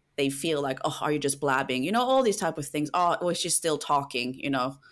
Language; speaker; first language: English; non-native, fluent; Norwegian